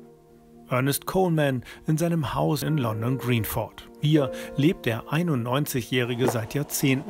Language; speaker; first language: German; native; German